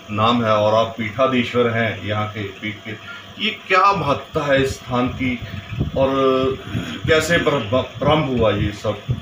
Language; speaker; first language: Hindi; native; Hindi